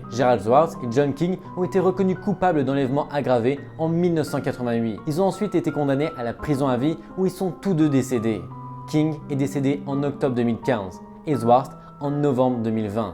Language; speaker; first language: French; native; French